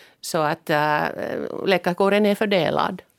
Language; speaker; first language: Swedish; non-native, local second language; Finnish